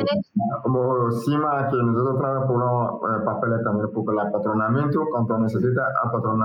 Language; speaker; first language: Spanish; non-native, learner; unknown